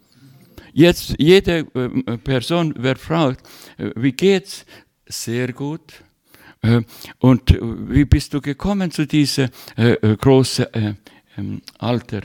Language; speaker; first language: German; non-native, learner; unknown